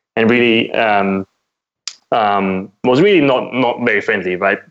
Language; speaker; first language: English; non-native, fluent; German